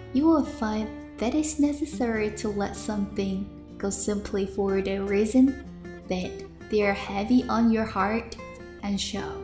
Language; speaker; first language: English; non-native, fluent; Chinese